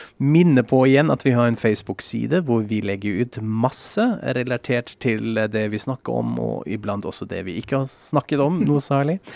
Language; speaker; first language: Norwegian; non-native, fluent; German